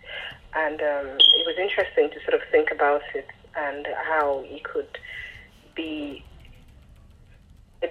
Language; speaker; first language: English; non-native, local second language; Yoruba